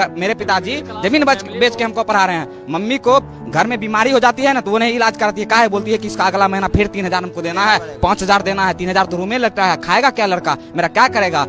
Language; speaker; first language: Hindi; native; Hindi